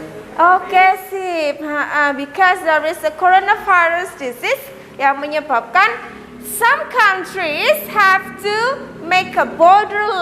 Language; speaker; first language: English; non-native, learner; Indonesian